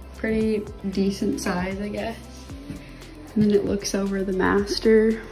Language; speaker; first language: English; native; English